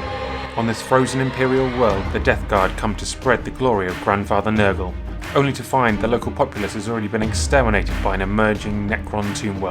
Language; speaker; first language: English; native; English